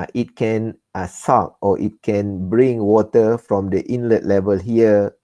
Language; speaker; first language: English; non-native, local second language; Malay